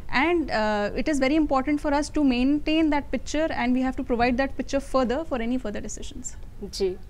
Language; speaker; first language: Hindi; native; Hindi